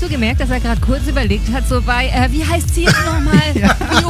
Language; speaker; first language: German; native; German